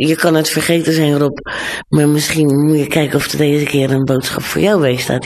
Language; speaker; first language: Dutch; native; Dutch